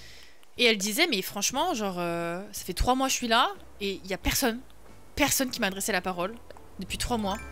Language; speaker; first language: French; native; French